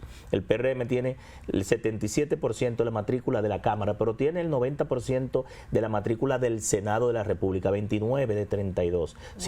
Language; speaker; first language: Spanish; native; Spanish